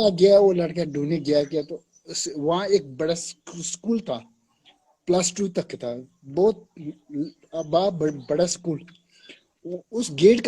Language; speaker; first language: Hindi; non-native, local second language; Tibetan